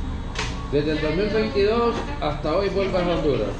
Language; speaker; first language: Spanish; native; Spanish